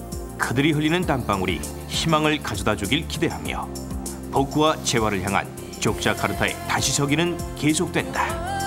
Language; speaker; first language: Korean; native; Korean